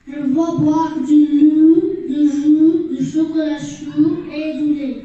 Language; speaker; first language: French; non-native, learner; Arabic